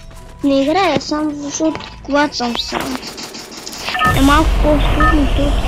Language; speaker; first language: Bulgarian; native; Bulgarian